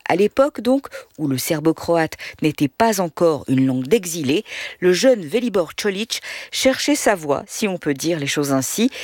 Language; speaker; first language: French; native; French